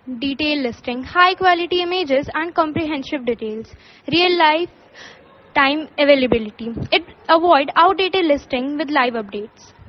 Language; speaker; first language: English; non-native, local second language; Hindi